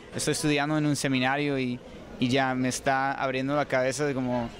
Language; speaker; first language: Spanish; non-native, fluent; English